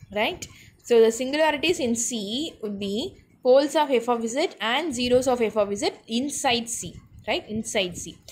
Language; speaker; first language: English; non-native, local second language; Tamil